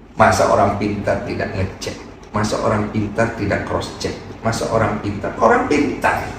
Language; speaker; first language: Indonesian; native; Indonesian